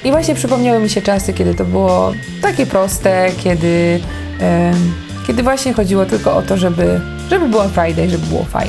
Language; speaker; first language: Polish; native; Polish